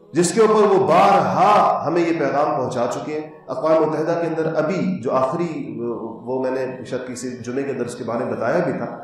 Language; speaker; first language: Urdu; native; Urdu